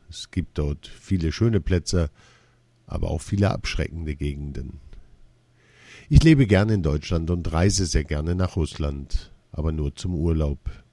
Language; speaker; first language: German; early bilingual, other home language; Russian